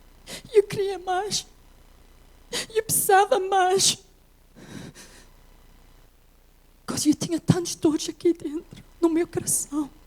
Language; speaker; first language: Portuguese; early bilingual, heritage; English